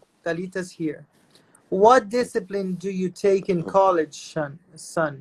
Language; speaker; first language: English; non-native, fluent; Portuguese